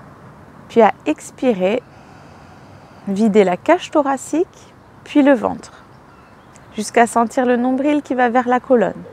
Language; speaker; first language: French; native; French